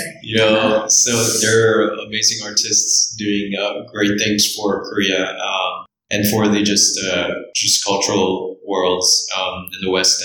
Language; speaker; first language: English; early bilingual, other home language; Korean